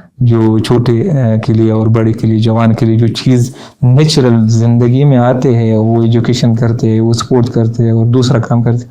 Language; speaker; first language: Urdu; non-native, learner; Pashto